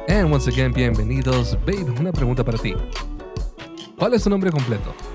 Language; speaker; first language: Spanish; early bilingual, heritage; Spanish